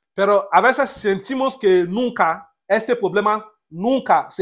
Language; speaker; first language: Spanish; non-native, learner; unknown